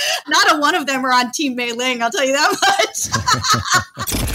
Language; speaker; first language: English; native; English